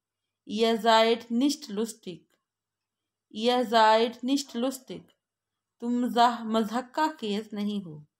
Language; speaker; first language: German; non-native, fluent; Urdu